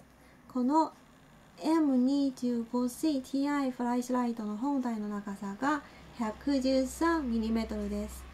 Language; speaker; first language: Japanese; non-native, fluent; Chinese